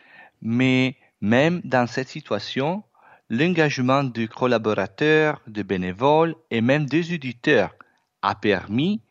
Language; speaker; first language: French; non-native, fluent; Italian